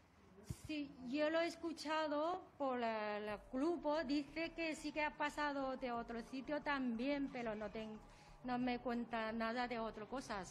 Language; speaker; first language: Spanish; non-native, learner; Chinese